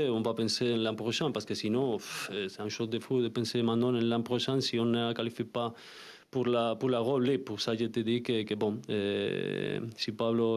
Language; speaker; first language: French; non-native, fluent; Spanish